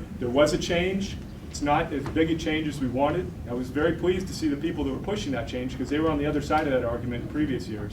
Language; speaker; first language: English; native; English